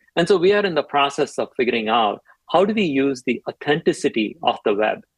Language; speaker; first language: English; non-native, local second language; Tamil